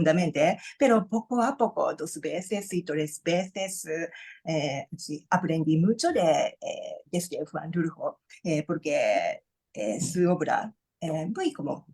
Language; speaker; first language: Spanish; non-native, learner; Japanese